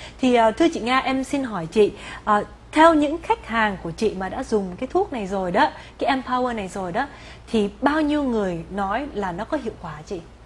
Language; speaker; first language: Vietnamese; native; Vietnamese